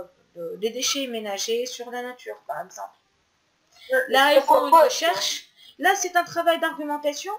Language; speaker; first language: French; non-native, local second language; Arabic